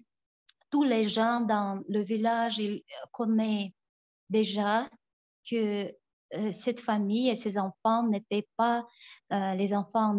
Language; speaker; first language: French; non-native, fluent; Tuvinian